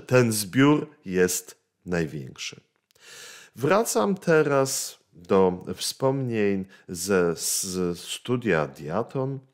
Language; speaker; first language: Polish; native; Polish